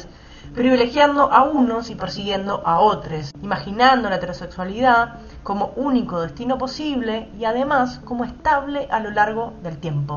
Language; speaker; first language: Spanish; native; Spanish